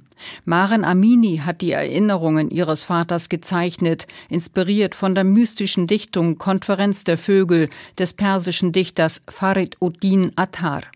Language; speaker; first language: German; native; German